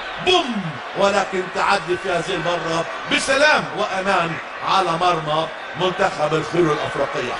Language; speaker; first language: Arabic; native; Arabic